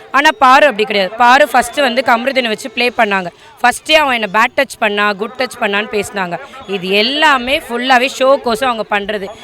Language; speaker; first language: Tamil; native; Tamil